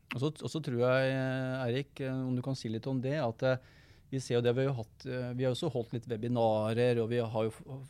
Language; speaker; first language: Norwegian; native; Norwegian